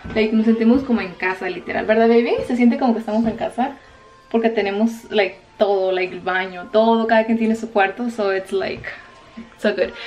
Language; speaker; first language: Spanish; early bilingual, heritage; Spanish